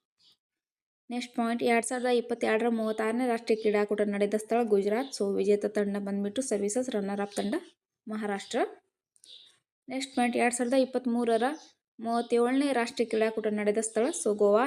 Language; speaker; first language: Kannada; native; Kannada